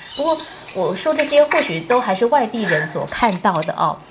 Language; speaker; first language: Chinese; native; Chinese